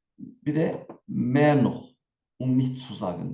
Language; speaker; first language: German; non-native, fluent; Turkish